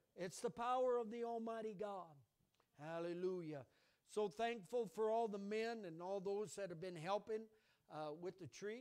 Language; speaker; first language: English; native; English